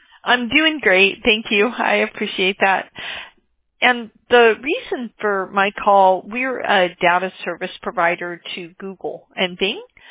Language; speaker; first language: English; native; English